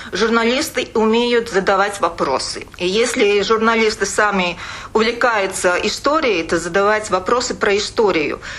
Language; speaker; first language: Russian; non-native, local second language; Latvian